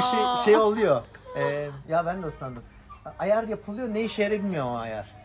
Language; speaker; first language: Turkish; native; Turkish